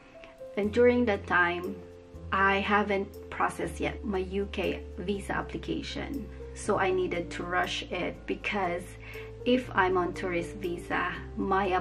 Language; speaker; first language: English; non-native, local second language; Filipino